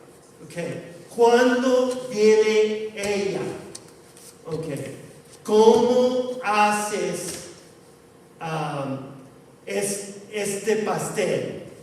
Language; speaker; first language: Spanish; non-native, fluent; English